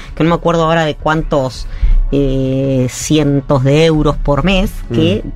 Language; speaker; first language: Spanish; native; Spanish